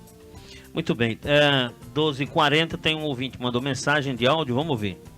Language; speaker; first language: Portuguese; native; Portuguese